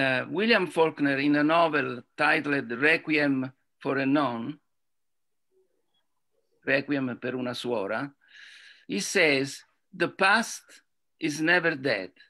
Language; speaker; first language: English; non-native, fluent; Italian